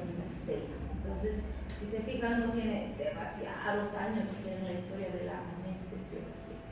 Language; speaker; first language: Spanish; native; Spanish